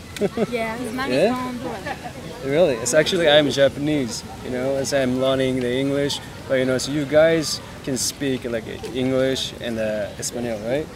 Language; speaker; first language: English; non-native, learner; Japanese